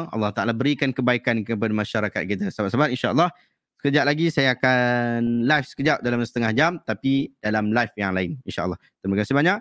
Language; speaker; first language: Malay; native; Malay